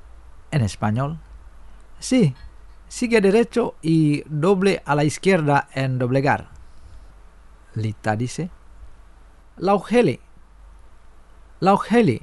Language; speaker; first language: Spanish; non-native, fluent; Indonesian